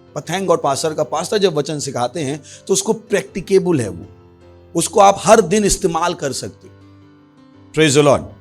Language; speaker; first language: Hindi; native; Hindi